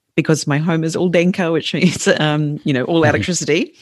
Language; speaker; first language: English; native; English